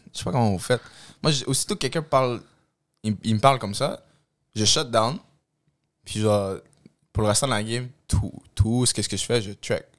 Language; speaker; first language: French; early bilingual, other home language; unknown